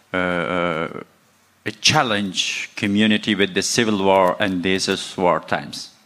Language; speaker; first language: English; non-native, learner; Persian